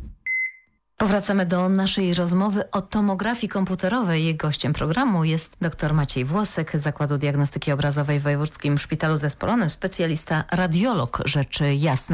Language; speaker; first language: Polish; native; Polish